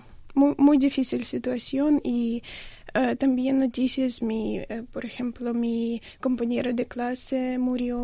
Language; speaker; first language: Spanish; non-native, learner; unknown